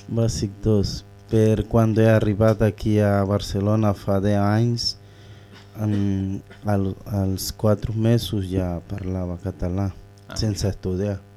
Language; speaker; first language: Catalan; non-native, learner; Spanish